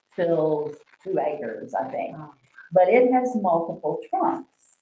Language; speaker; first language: English; native; English